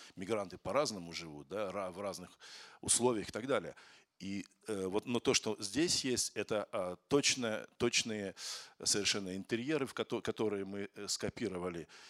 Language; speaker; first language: Russian; native; Russian